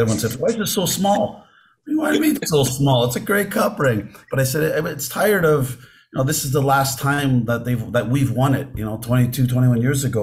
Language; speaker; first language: English; native; English